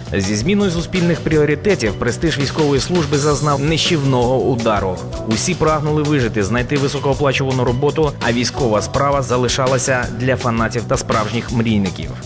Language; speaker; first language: Ukrainian; native; Ukrainian